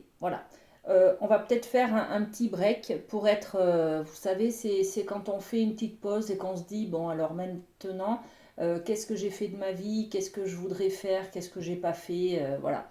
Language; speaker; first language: French; native; French